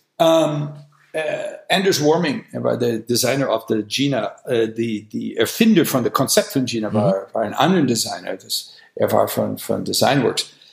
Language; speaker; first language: German; non-native, fluent; English